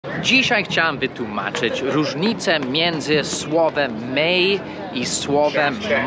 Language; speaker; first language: Polish; non-native, fluent; English